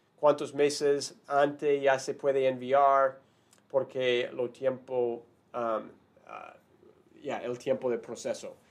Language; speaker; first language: Spanish; non-native, fluent; English